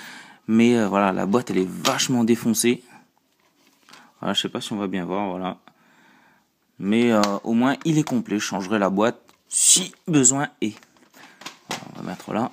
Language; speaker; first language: French; native; French